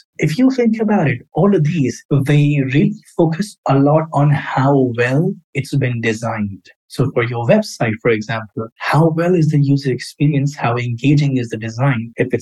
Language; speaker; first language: English; non-native, local second language; Urdu